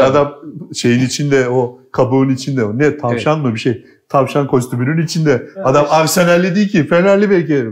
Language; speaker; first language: Turkish; native; Turkish